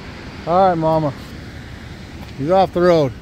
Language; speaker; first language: English; native; English